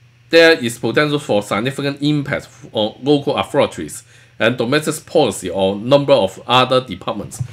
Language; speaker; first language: English; non-native, local second language; Cantonese